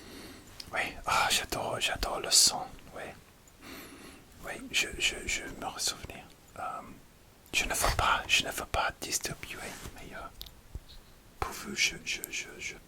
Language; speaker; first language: French; non-native, learner; English